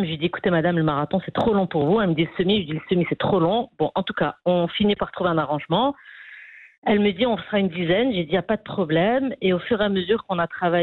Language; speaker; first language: French; non-native, local second language; Arabic